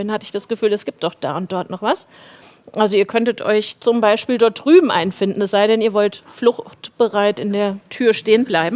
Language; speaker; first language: German; native; German